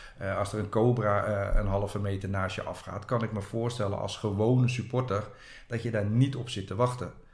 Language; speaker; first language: Dutch; native; Dutch